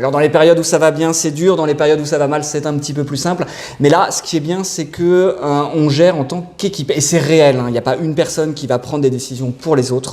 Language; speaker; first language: French; native; French